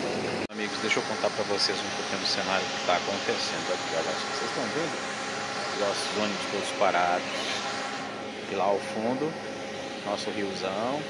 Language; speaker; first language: Portuguese; native; Portuguese